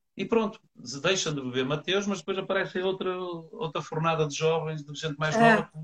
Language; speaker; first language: Portuguese; native; Portuguese